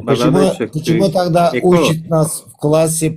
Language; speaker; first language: Russian; non-native, fluent; Turkmen